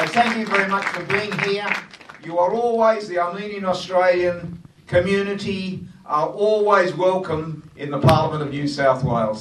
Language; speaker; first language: English; native; English